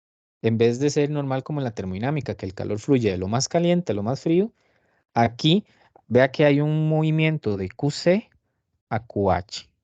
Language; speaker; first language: Spanish; native; Spanish